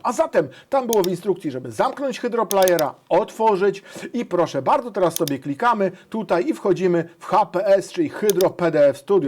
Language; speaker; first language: Polish; native; Polish